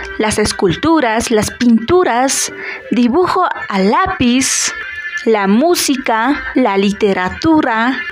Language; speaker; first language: Spanish; native; Spanish